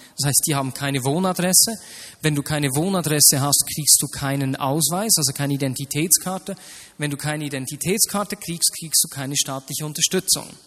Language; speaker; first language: German; native; German